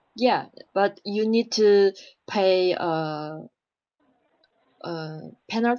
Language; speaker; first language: English; non-native, learner; Chinese